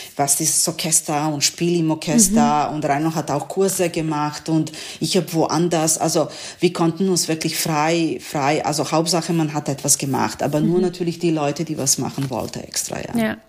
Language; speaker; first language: German; non-native, learner; Serbian